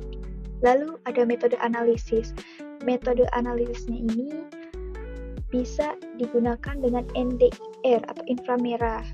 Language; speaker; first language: Indonesian; native; Indonesian